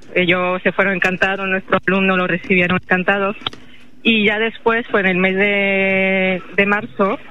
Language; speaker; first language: Spanish; non-native, fluent; French